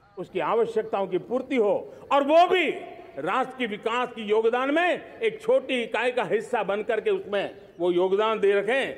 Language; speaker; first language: Hindi; non-native, local second language; Gujarati